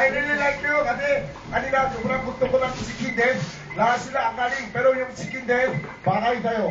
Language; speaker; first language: Filipino; non-native, learner; Korean